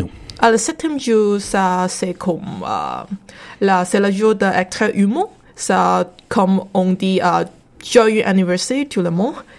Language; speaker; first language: French; non-native, learner; Chinese